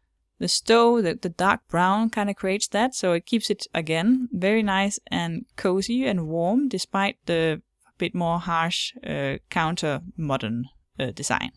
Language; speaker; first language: English; non-native, fluent; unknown